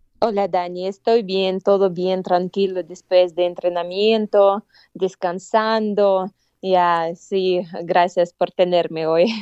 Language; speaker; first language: Spanish; non-native, fluent; Russian